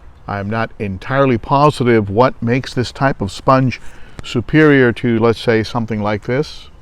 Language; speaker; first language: English; native; English